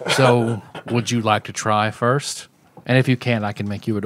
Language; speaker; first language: English; native; English